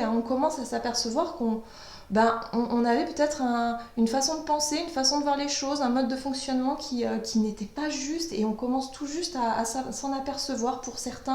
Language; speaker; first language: French; native; French